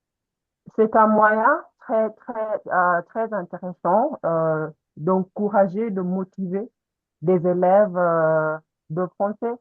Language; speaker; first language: French; non-native, fluent; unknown